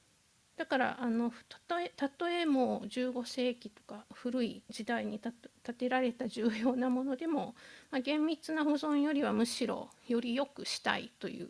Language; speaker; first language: Japanese; native; Japanese